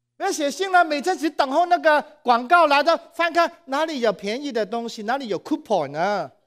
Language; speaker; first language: Chinese; non-native, local second language; Cantonese